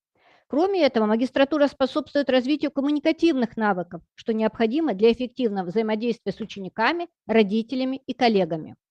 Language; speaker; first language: Russian; native; Russian